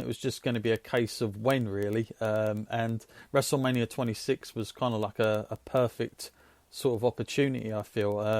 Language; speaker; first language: English; native; English